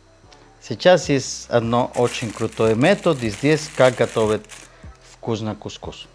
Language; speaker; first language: Russian; non-native, learner; Spanish